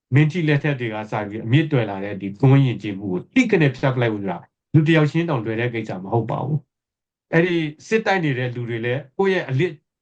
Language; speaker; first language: Burmese; native; Burmese